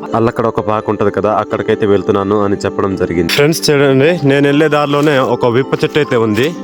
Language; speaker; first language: Telugu; non-native, local second language; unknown